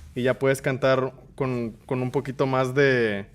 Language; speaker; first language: Spanish; early bilingual, other home language; English